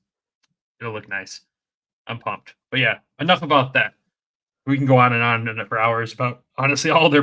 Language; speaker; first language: English; native; English